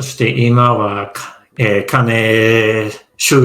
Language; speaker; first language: Japanese; non-native, fluent; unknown